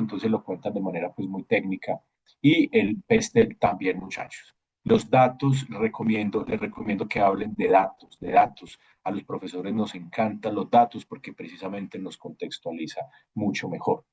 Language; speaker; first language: Spanish; native; Spanish